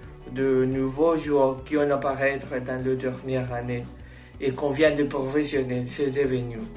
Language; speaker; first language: French; non-native, learner; Spanish